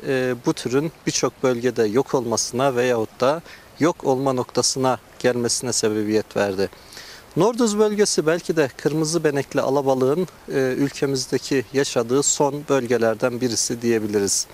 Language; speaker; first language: Turkish; native; Turkish